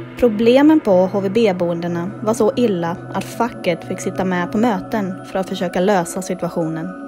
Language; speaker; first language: Swedish; native; Swedish